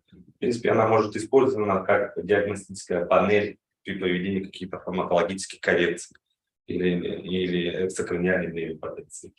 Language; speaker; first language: Russian; native; Russian